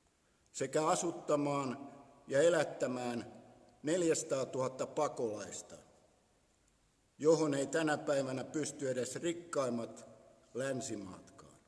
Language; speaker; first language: Finnish; native; Finnish